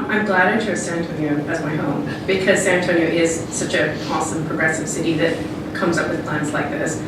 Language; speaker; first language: English; native; English